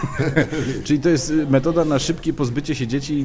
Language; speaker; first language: Polish; native; Polish